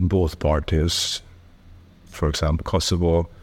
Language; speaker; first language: English; early bilingual, other home language; Albanian